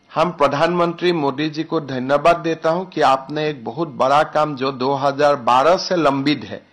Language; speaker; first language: Hindi; non-native, local second language; Assamese